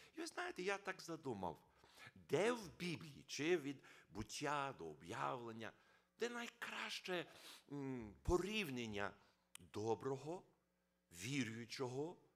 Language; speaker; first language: Ukrainian; early bilingual, heritage; Ukrainian